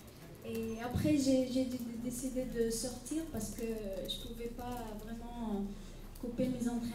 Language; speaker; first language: French; non-native, local second language; Arabic